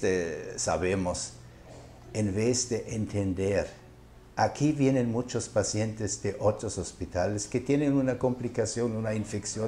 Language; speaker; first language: Spanish; non-native, fluent; German